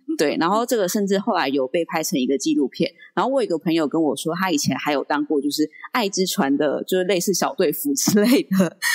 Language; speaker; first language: Chinese; early bilingual, heritage; Chinese